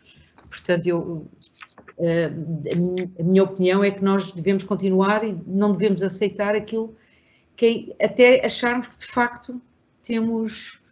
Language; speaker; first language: Portuguese; native; Portuguese